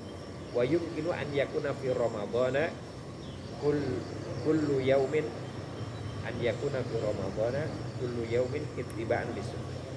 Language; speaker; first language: Arabic; non-native, fluent; Indonesian